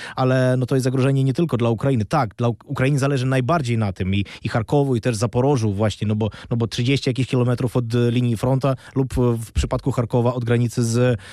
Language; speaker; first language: Polish; non-native, fluent; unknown